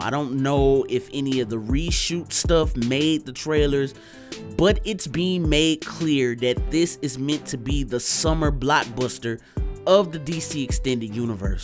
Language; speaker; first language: English; native; English